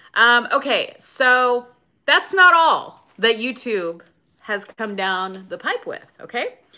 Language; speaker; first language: English; native; English